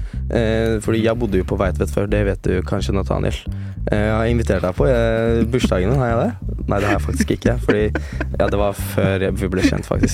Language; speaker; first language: Norwegian; early bilingual, other home language; Turkish